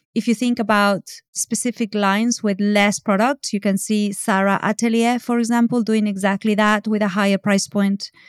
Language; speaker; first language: English; non-native, fluent; Spanish